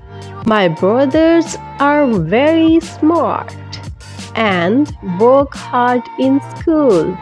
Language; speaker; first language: English; non-native, fluent; Urdu